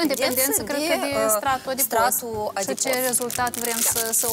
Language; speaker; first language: Romanian; native; Romanian